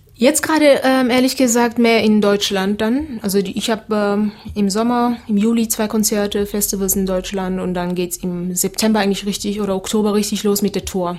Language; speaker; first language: German; early bilingual, other home language; Seselwa Creole French